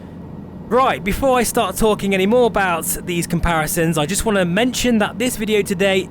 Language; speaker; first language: English; native; English